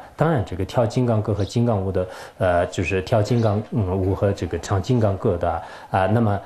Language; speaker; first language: Chinese; non-native, local second language; Tibetan